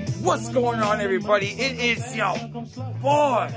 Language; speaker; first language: English; native; English